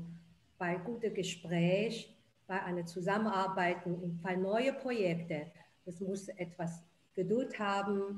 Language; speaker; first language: German; non-native, fluent; Chinese